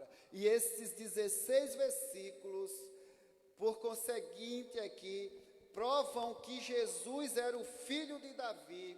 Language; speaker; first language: Portuguese; native; Portuguese